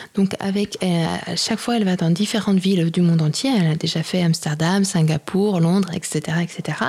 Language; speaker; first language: French; native; French